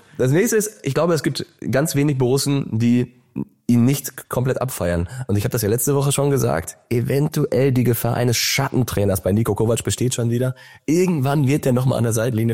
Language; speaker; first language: German; native; German